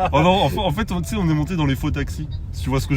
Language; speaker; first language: French; native; French